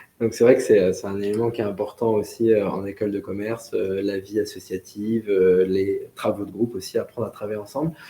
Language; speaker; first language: French; native; French